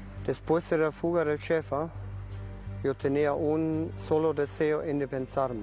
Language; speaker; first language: Spanish; non-native, local second language; German